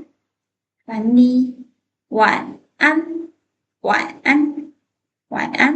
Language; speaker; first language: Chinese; non-native, fluent; Lao